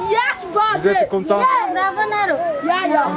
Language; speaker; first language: French; non-native, fluent; Italian